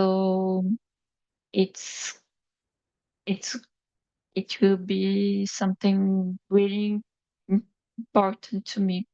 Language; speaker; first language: English; non-native, learner; Portuguese